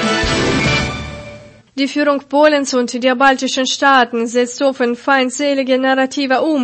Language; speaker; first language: German; non-native, fluent; Russian